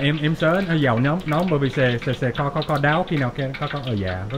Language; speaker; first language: Vietnamese; non-native, learner; English